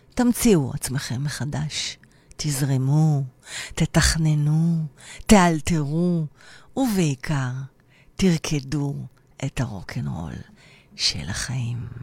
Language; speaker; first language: Hebrew; native; Hebrew